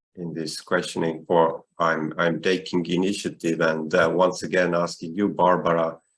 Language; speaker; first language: English; non-native, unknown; Estonian